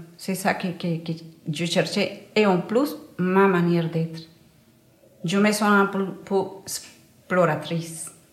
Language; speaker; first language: French; non-native, learner; Spanish